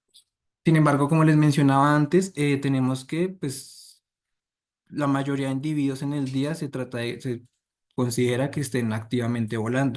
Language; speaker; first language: Spanish; native; Spanish